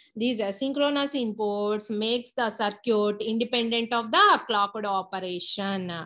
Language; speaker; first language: English; non-native, local second language; Telugu